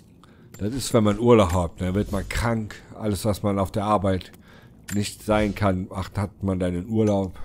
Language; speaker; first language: German; native; German